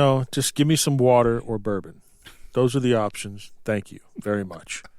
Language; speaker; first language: English; native; English